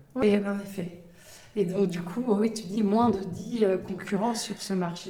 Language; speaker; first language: French; native; French